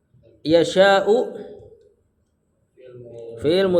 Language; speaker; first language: Arabic; non-native, fluent; Indonesian